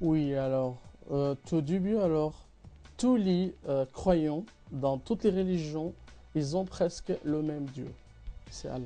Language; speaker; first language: French; non-native, fluent; Arabic